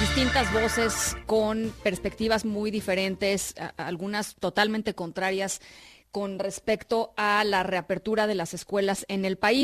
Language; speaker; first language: Spanish; native; Spanish